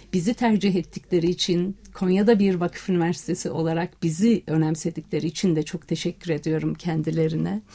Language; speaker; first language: Turkish; native; Turkish